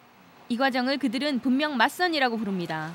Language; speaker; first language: Korean; native; Korean